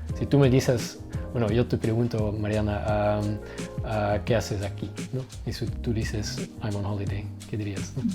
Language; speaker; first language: Spanish; non-native, fluent; Dutch